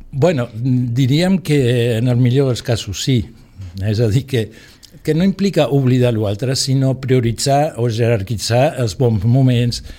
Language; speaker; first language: Catalan; non-native, local second language; Spanish